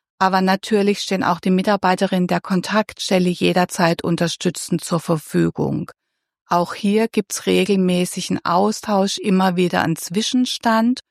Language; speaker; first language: German; native; German